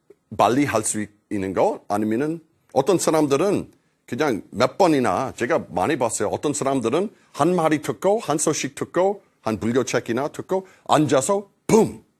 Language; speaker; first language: Korean; non-native, fluent; English